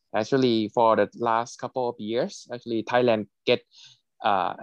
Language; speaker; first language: English; non-native, fluent; Thai